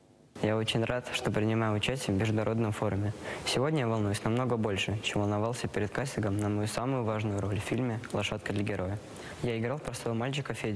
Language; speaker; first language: Russian; native; Russian